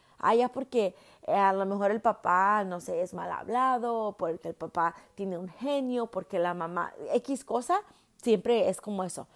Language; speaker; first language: Spanish; early bilingual, heritage; Spanish